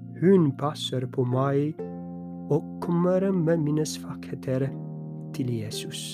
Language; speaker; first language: Norwegian; non-native, fluent; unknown